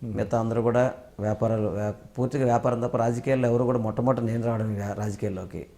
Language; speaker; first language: Telugu; native; Telugu